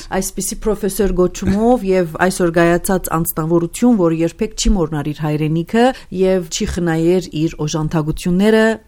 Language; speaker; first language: Armenian; early bilingual, heritage; Armenian